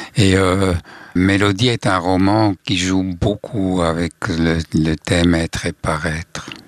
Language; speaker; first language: French; non-native, fluent; German